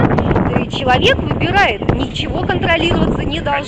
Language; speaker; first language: Russian; native; Russian